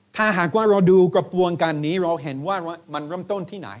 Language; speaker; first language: Thai; non-native, fluent; English